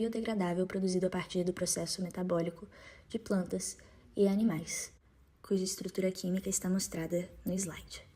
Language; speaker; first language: Portuguese; native; Portuguese